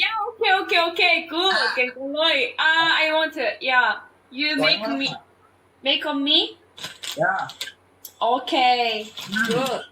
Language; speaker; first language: English; non-native, learner; Korean